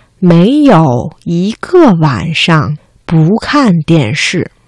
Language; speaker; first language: Chinese; non-native, fluent; Vietnamese